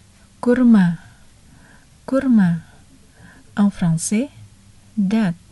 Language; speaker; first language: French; non-native, fluent; Indonesian